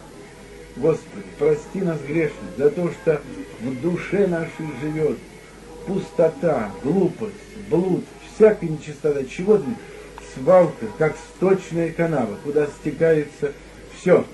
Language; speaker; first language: Russian; native; Russian